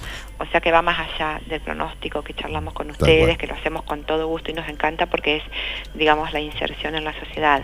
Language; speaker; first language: Spanish; native; Spanish